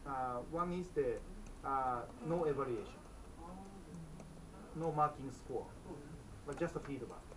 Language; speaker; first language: English; non-native, fluent; Japanese